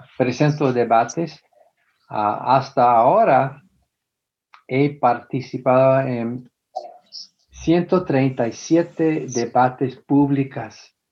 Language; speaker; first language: Spanish; non-native, fluent; English